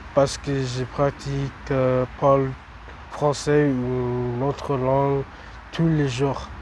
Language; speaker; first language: French; non-native, learner; English